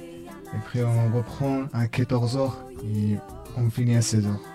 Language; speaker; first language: French; non-native, learner; Bangla